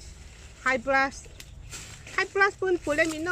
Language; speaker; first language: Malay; non-native, local second language; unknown